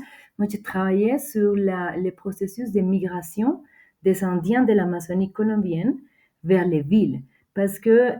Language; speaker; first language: French; non-native, fluent; Spanish